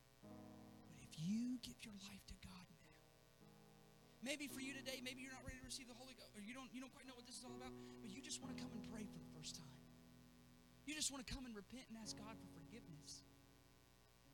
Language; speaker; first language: English; native; English